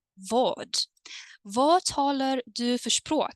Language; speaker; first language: Swedish; non-native, fluent; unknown